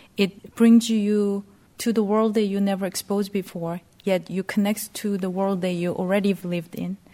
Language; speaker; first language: English; non-native, fluent; Korean